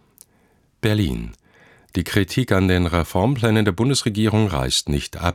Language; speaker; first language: German; native; German